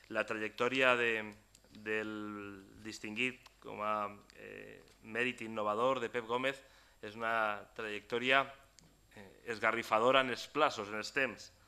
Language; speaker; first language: Catalan; native; Catalan